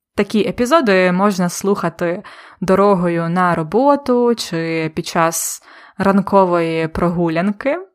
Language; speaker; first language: Ukrainian; native; Ukrainian